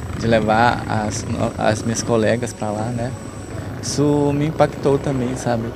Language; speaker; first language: Portuguese; non-native, local second language; Ticuna